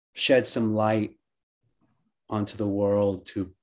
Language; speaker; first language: English; native; English